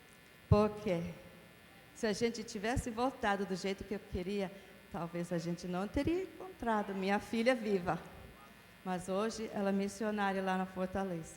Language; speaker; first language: Portuguese; non-native, fluent; English